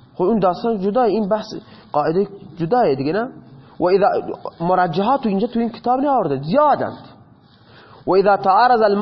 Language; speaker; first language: Persian; non-native, local second language; Baluchi